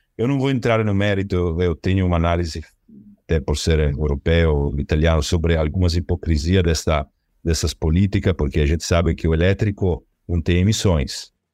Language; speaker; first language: Portuguese; non-native, fluent; Italian